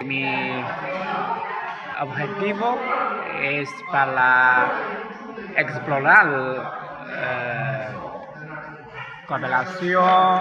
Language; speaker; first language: Spanish; non-native, fluent; Chinese